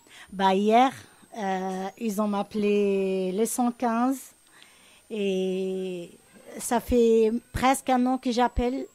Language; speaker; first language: French; non-native, learner; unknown